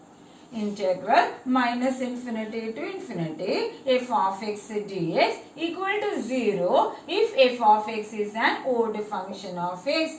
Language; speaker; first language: English; non-native, local second language; Malayalam